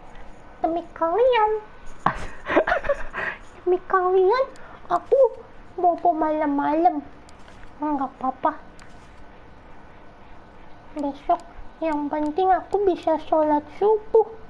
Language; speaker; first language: Indonesian; native; Indonesian